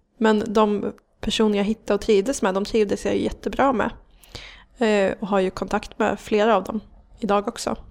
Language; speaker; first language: Swedish; native; Swedish